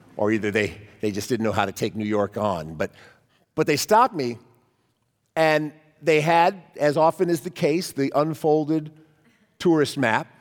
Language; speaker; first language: English; native; English